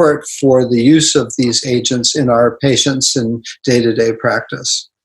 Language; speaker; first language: English; native; English